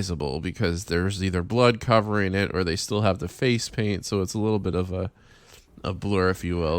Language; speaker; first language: English; native; English